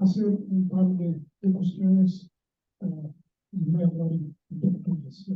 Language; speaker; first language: Spanish; non-native, fluent; Portuguese